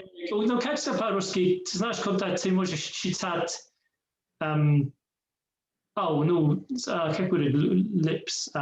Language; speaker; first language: Russian; non-native, learner; English